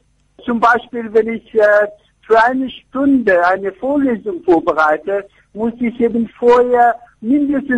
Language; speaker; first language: German; non-native, fluent; Persian